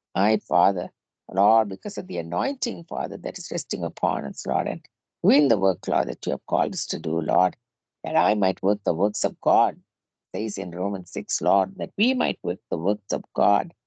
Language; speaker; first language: English; non-native, local second language; Tamil